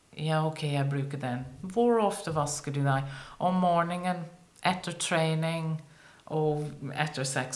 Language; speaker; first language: Norwegian; non-native, fluent; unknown